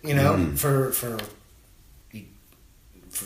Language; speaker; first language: English; native; English